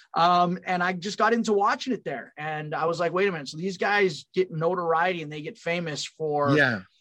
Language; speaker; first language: English; native; English